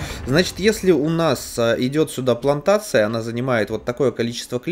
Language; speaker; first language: Russian; native; Russian